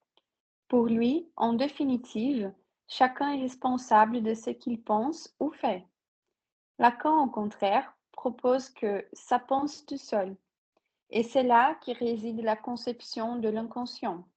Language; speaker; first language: French; non-native, fluent; Portuguese